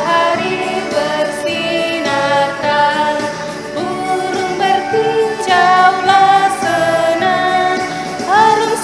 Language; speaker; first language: Indonesian; native; Indonesian